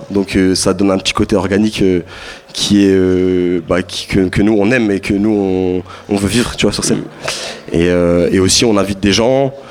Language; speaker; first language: French; native; French